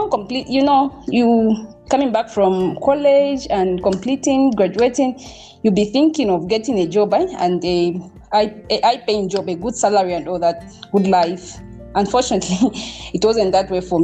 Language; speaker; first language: English; non-native, local second language; Bemba